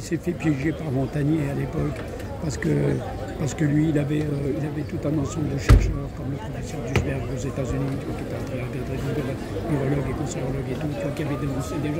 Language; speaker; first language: French; native; French